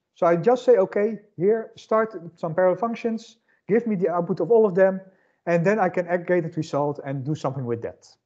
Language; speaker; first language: English; non-native, fluent; Dutch